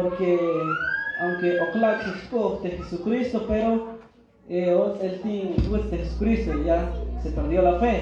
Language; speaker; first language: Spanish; non-native, local second language; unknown